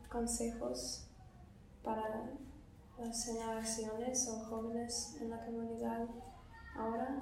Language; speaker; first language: Spanish; non-native, learner; English